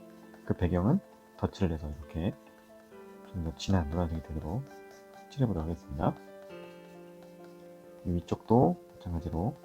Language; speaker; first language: Korean; native; Korean